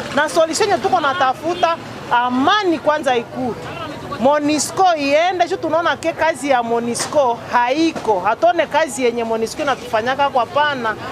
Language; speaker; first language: Swahili; native; Swahili